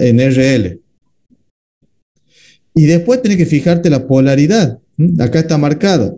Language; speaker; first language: Spanish; native; Spanish